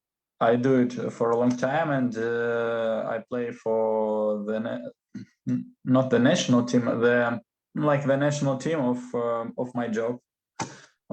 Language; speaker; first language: English; non-native, learner; Russian